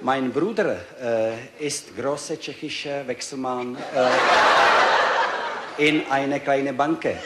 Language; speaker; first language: German; non-native, learner; Czech